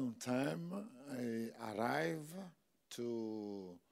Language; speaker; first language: English; non-native, learner; French